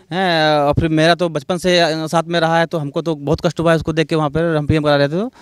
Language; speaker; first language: Hindi; native; Hindi